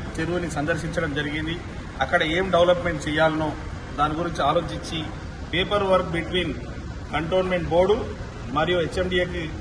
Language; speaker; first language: Telugu; native; Telugu